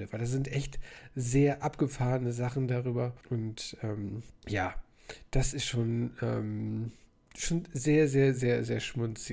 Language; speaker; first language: German; native; German